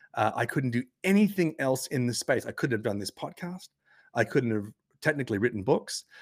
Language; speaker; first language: English; native; English